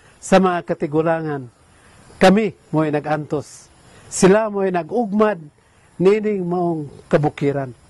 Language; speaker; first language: Cebuano; non-native, local second language; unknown